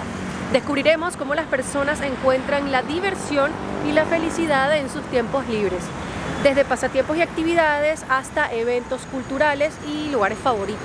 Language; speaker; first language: Spanish; native; Spanish